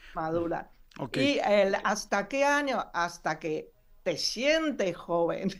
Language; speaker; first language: Spanish; non-native, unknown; Chinese